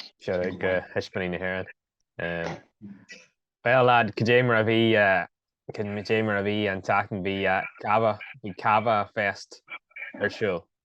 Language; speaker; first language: Irish; native; Irish